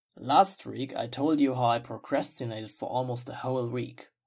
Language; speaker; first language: English; non-native, fluent; German